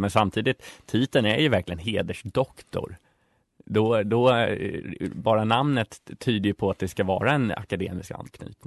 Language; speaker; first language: Swedish; native; Swedish